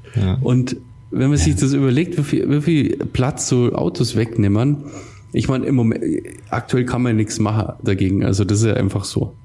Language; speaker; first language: German; native; German